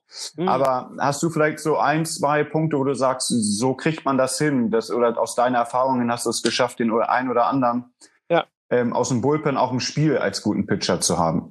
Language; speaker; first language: German; native; German